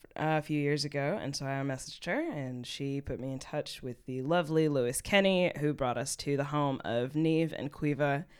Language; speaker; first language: English; native; English